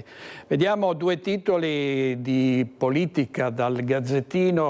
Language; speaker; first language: Italian; native; Italian